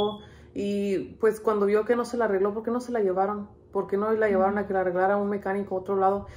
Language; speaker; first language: Spanish; early bilingual, heritage; Spanish